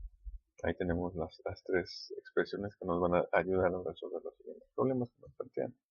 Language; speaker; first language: Spanish; native; Spanish